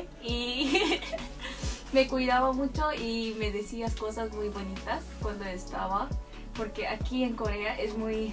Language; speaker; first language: Spanish; non-native, fluent; Korean